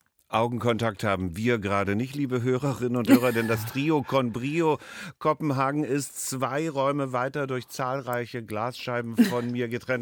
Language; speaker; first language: German; native; German